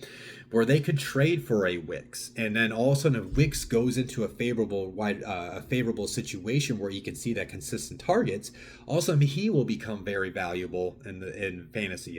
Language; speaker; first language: English; native; English